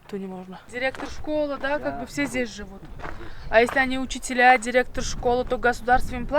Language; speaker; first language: Russian; non-native, fluent; Polish